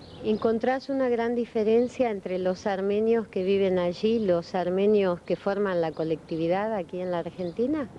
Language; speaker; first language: Spanish; native; Spanish